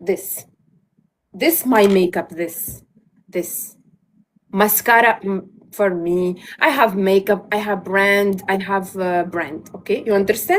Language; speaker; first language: English; non-native, learner; Arabic